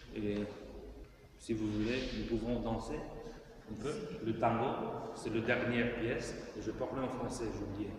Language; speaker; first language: French; non-native, learner; Romanian